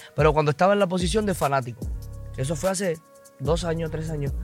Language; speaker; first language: Spanish; native; Spanish